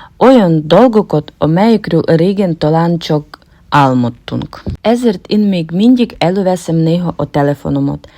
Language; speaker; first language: Hungarian; non-native, fluent; Ukrainian